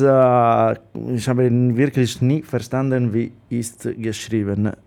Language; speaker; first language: German; non-native, learner; Italian